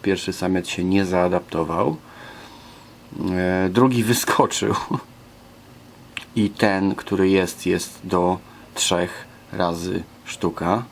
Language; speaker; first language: Polish; native; Polish